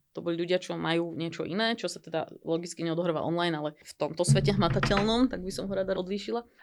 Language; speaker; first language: Slovak; native; Slovak